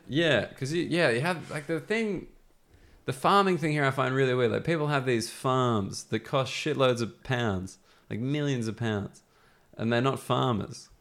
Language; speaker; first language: English; native; English